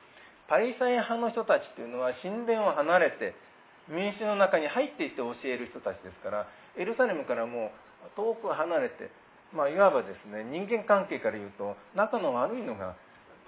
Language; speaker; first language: Japanese; native; Japanese